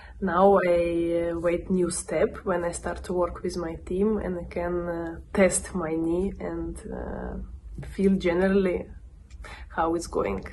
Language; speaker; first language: English; non-native, learner; Russian